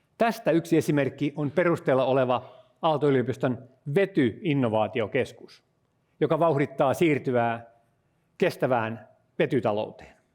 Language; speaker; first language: Finnish; native; Finnish